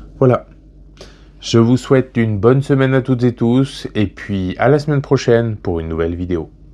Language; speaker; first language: French; native; French